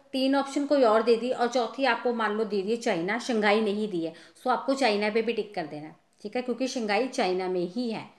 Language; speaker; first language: Hindi; non-native, local second language; Punjabi